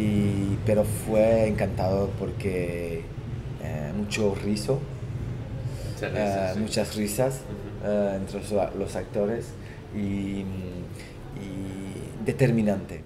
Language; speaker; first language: Spanish; non-native, fluent; Portuguese